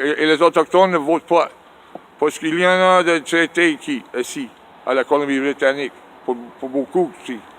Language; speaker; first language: French; non-native, learner; English